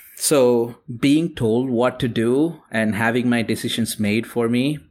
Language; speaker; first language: English; non-native, local second language; Tamil